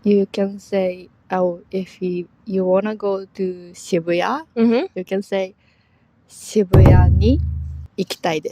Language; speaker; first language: English; non-native, fluent; Japanese